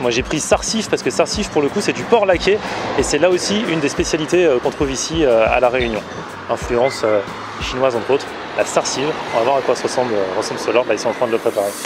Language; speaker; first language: French; native; French